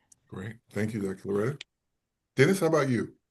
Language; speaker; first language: English; native; English